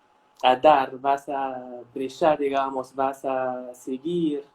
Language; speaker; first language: Spanish; non-native, fluent; Arabic